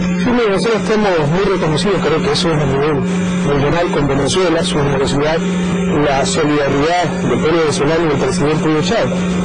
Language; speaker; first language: Spanish; native; Spanish